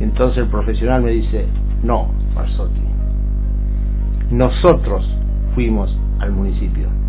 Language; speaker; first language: Spanish; native; Spanish